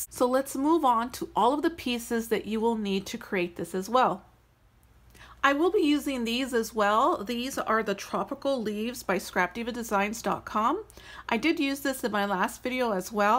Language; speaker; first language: English; native; English